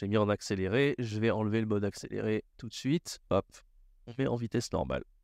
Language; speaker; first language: French; native; French